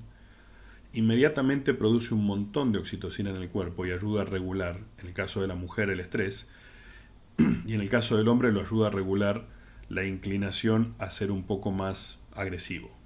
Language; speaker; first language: Spanish; native; Spanish